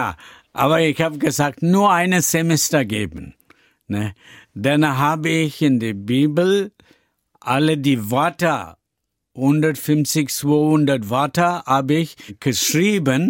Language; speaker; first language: German; non-native, learner; Tamil